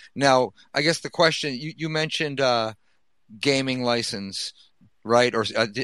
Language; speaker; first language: English; native; English